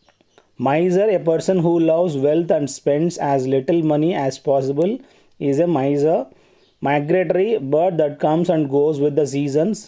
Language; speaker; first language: English; non-native, local second language; Telugu